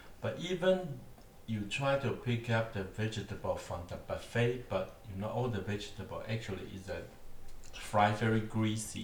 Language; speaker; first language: English; non-native, learner; Chinese